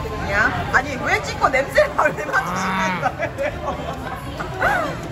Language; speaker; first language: Korean; early bilingual, heritage; Korean